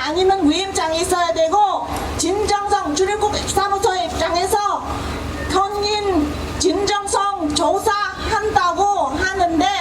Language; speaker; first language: Korean; non-native, fluent; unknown